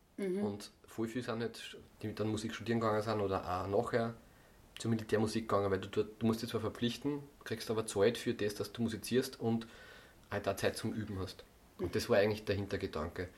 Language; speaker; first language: German; native; German